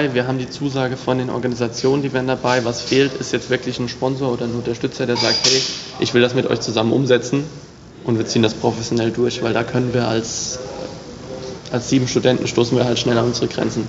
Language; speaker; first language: German; native; German